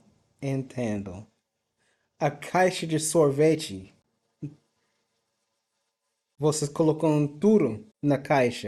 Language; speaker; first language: Portuguese; non-native, fluent; English